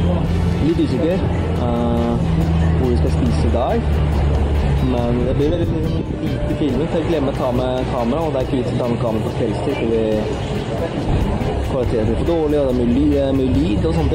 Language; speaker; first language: Norwegian; native; Norwegian